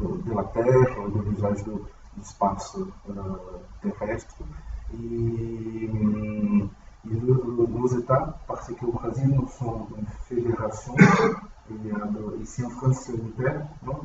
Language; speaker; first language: French; non-native, learner; Portuguese